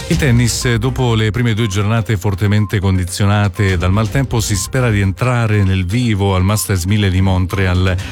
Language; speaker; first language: Italian; native; Italian